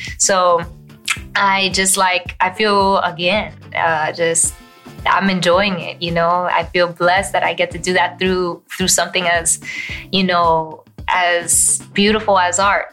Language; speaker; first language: English; early bilingual, other home language; Spanish